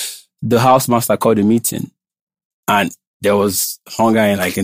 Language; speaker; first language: English; non-native, local second language; Igbo